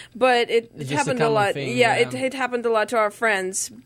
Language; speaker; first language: English; non-native, fluent; Russian